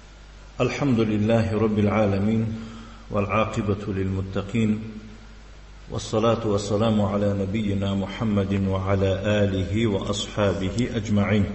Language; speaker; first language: Arabic; non-native, fluent; Tajik